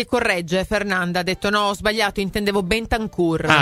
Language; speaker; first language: Italian; native; Italian